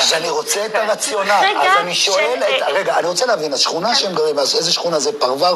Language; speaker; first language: Hebrew; native; Hebrew